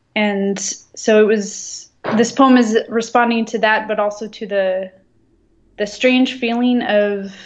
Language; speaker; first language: English; native; English